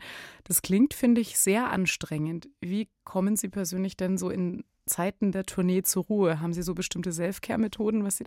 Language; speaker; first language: German; native; German